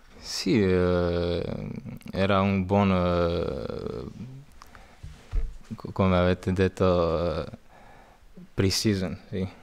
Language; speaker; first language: Italian; non-native, learner; Croatian